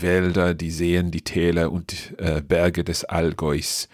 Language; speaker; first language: German; non-native, fluent; English